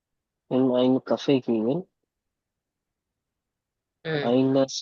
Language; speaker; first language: German; non-native, learner; Tamil